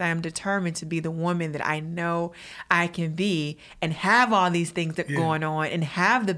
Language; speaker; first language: English; native; English